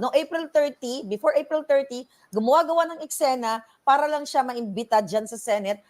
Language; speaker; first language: Filipino; native; Filipino